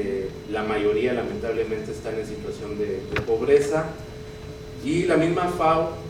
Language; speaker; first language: Spanish; native; Spanish